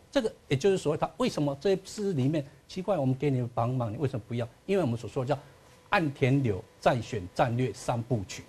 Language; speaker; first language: Chinese; native; Chinese